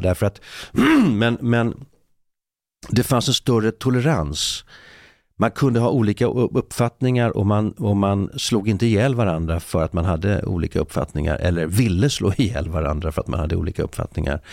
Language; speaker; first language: Swedish; native; Swedish